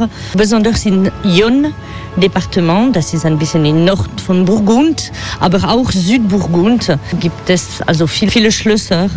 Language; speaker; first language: German; non-native, fluent; French